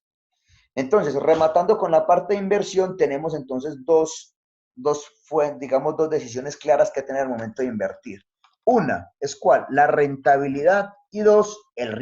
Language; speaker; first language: Spanish; native; Spanish